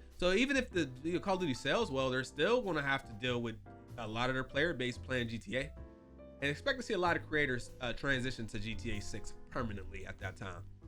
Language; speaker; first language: English; native; English